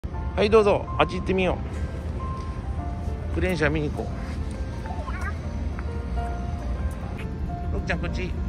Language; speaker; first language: Japanese; native; Japanese